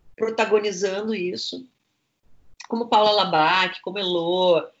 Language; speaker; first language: Portuguese; native; Portuguese